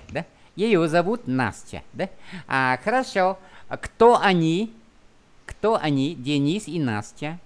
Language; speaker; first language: Russian; non-native, fluent; Vietnamese